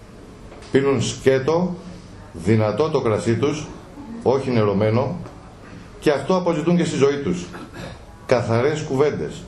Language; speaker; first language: Greek; native; Greek